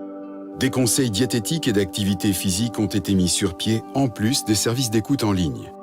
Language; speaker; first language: French; native; French